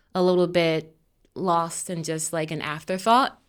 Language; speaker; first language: English; native; English